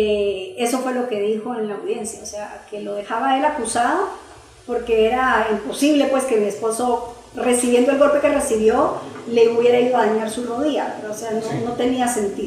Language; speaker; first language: Spanish; native; Spanish